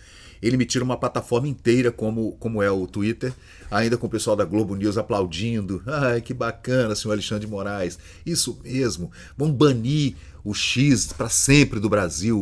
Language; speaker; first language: Portuguese; native; Portuguese